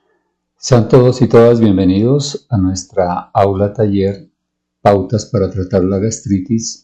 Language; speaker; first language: Spanish; native; Spanish